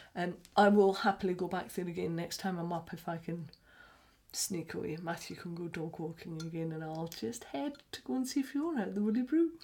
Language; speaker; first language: English; native; English